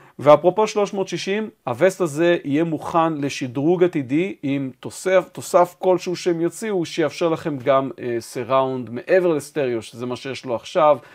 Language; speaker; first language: Hebrew; native; Hebrew